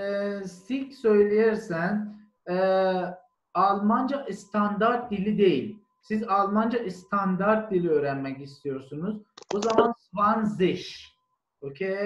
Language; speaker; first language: Turkish; non-native, learner; German